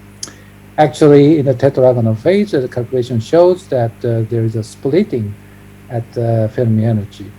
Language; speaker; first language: English; non-native, fluent; Japanese